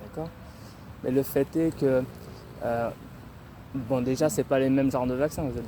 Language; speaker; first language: French; native; French